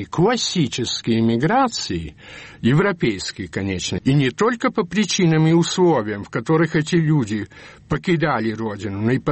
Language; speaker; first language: Russian; early bilingual, heritage; Russian